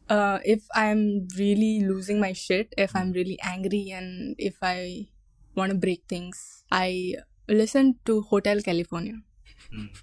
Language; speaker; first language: English; non-native, local second language; Konkani